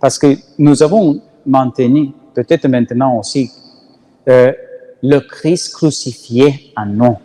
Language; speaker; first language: French; non-native, learner; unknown